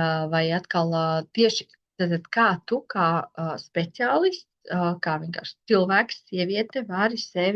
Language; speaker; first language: Latvian; native; Latvian